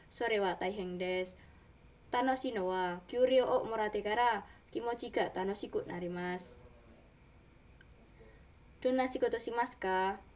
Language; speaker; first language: Japanese; non-native, learner; Indonesian